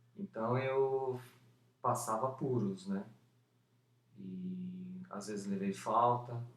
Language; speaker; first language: Portuguese; early bilingual, other home language; Spanish